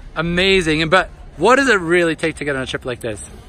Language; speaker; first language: English; non-native, fluent; Swedish